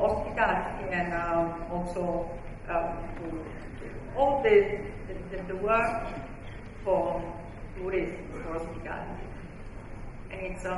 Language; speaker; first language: English; non-native, fluent; Italian